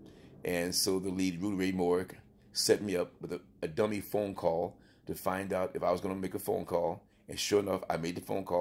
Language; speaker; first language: English; native; English